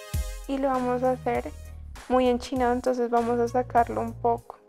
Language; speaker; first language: Spanish; native; Spanish